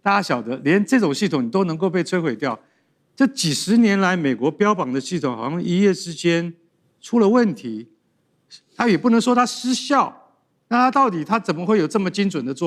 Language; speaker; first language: Chinese; native; Chinese